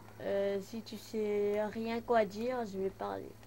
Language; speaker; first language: French; non-native, local second language; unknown